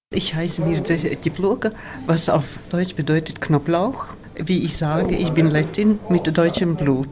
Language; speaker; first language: German; non-native, fluent; Latvian